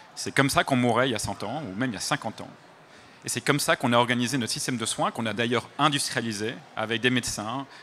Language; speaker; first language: French; native; French